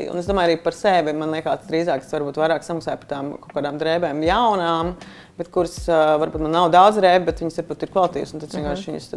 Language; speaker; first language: Latvian; native; Latvian